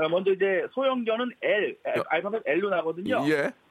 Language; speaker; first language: Korean; native; Korean